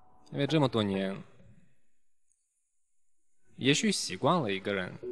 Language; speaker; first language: Chinese; non-native, fluent; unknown